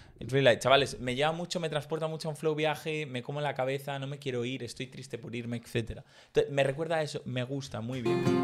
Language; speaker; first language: Spanish; native; Spanish